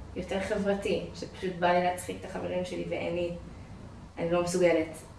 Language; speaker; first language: Hebrew; non-native, fluent; English